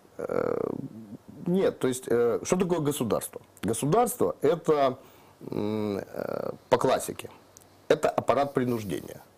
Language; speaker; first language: Russian; native; Russian